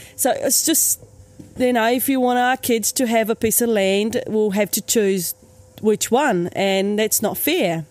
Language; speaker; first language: English; native; English